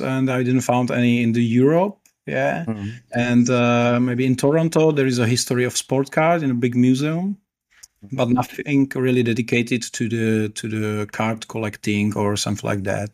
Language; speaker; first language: English; non-native, fluent; Czech